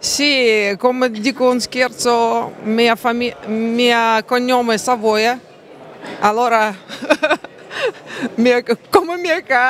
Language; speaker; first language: Italian; non-native, learner; Russian